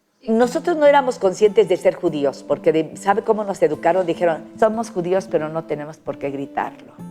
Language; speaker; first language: Spanish; native; Spanish